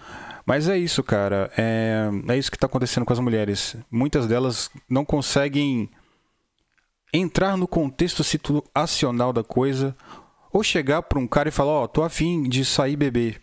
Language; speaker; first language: Portuguese; native; Portuguese